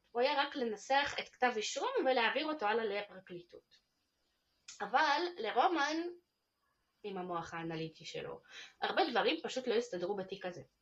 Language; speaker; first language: Hebrew; early bilingual, other home language; Russian